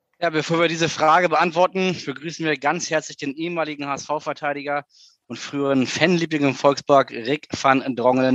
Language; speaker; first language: German; native; German